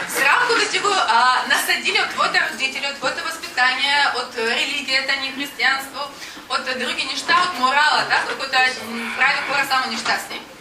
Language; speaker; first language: Bulgarian; non-native, fluent; Russian